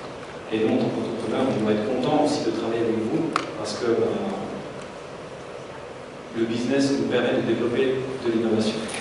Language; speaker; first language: French; native; French